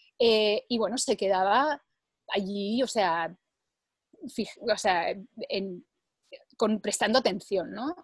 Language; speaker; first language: Spanish; early bilingual, other home language; English